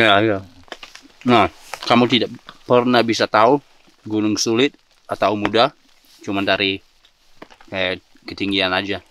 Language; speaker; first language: Indonesian; non-native, fluent; English